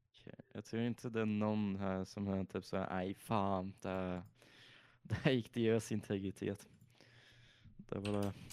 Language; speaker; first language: Swedish; early bilingual, other home language; German